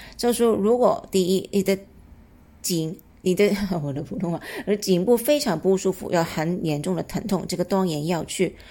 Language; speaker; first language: Chinese; non-native, local second language; Cantonese